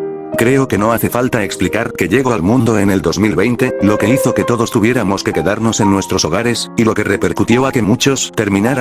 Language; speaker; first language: Spanish; native; Spanish